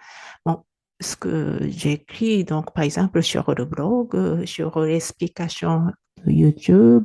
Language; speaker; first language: French; non-native, fluent; Japanese